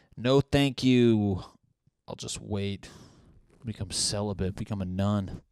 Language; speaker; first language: English; native; English